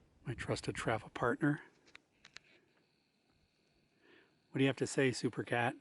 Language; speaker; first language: English; native; English